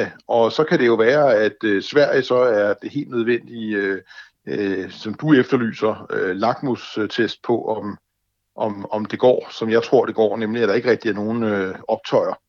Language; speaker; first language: Danish; native; Danish